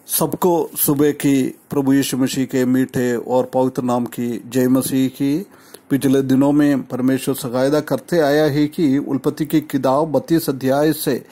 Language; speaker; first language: Hindi; non-native, local second language; Malayalam